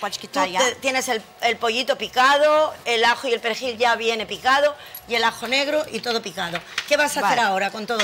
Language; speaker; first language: Spanish; native; Spanish